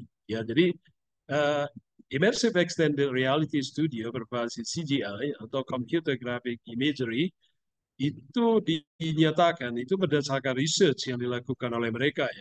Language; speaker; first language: Indonesian; native; Indonesian